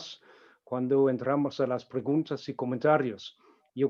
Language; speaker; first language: Spanish; non-native, fluent; Danish